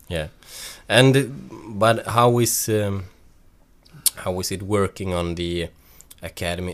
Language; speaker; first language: English; non-native, fluent; Swedish